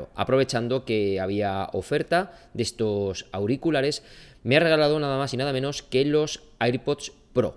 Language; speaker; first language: Spanish; native; Spanish